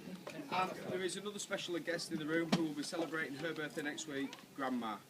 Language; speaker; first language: English; native; English